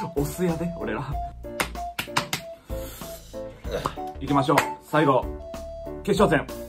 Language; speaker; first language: Japanese; native; Japanese